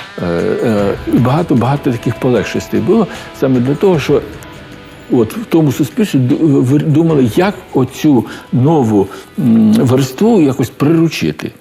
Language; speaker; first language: Ukrainian; native; Ukrainian